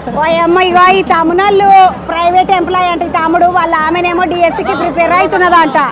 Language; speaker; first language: Telugu; native; Telugu